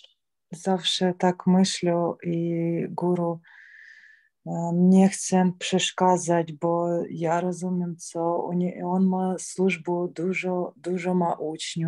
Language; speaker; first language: Polish; non-native, learner; Ukrainian